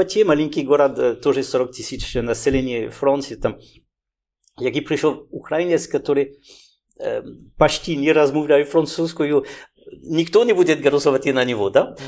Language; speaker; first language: Ukrainian; non-native, learner; French